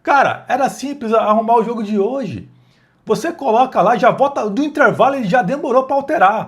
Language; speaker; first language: Portuguese; native; Portuguese